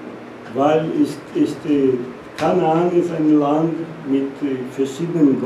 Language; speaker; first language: German; non-native, learner; Portuguese